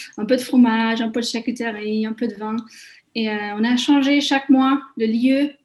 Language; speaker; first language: French; non-native, fluent; Hungarian